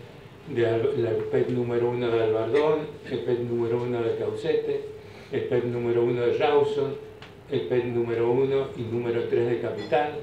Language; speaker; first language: Spanish; native; Spanish